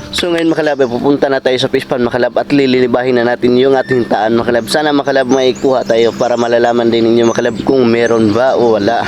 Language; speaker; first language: Filipino; non-native, local second language; Cebuano